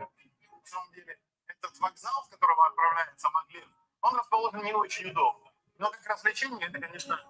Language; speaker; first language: Russian; native; Russian